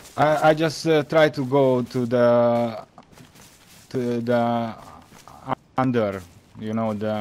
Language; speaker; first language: English; non-native, learner; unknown